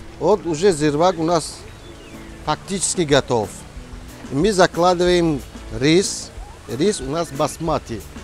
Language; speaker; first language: Russian; non-native, local second language; Tajik